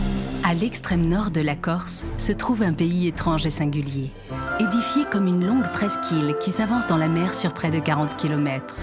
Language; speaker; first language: French; native; French